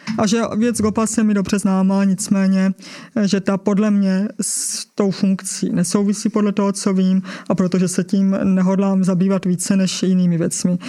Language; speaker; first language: Czech; native; Czech